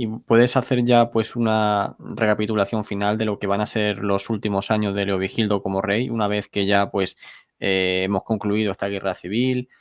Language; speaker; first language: Spanish; native; Spanish